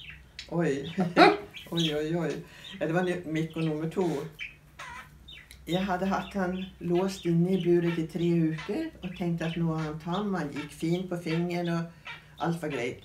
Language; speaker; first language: Norwegian; native; Norwegian